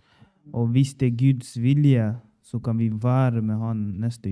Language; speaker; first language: Swedish; non-native, learner; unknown